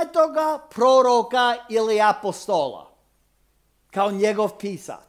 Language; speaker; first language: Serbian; non-native, fluent; English